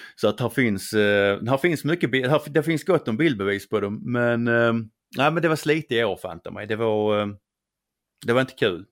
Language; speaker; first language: Swedish; native; Swedish